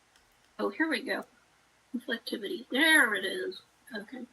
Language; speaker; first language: English; native; English